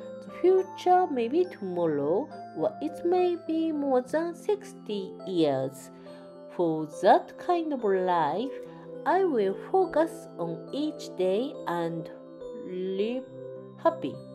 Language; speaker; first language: English; non-native, learner; Japanese